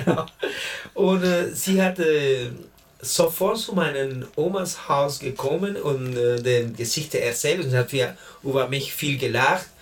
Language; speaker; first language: German; non-native, learner; Spanish